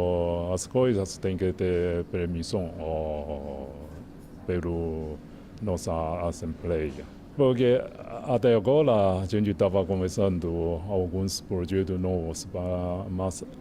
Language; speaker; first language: Portuguese; non-native, fluent; Chinese